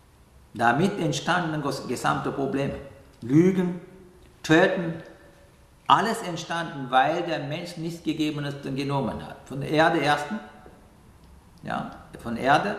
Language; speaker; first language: German; non-native, fluent; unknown